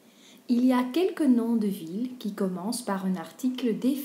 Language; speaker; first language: French; non-native, fluent; Dutch